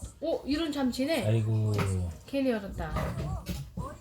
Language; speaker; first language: Korean; non-native, fluent; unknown